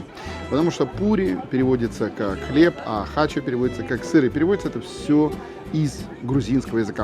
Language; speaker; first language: Russian; native; Russian